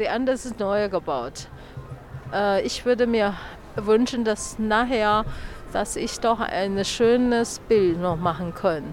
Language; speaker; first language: German; non-native, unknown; Chinese